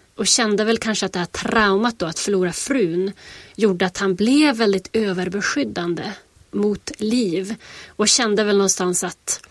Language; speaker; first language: Swedish; native; Swedish